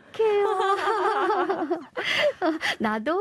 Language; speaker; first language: Korean; non-native, fluent; Chinese